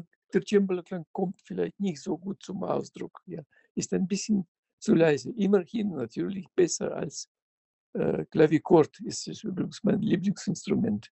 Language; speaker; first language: German; non-native, fluent; Russian